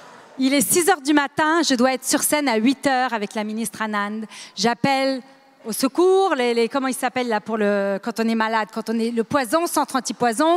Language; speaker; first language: French; native; French